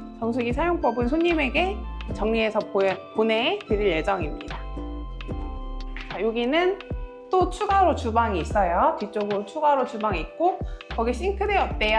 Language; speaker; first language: Korean; native; Korean